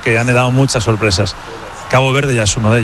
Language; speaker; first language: Spanish; native; Spanish